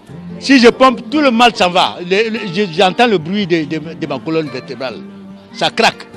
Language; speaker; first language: French; non-native, local second language; Fula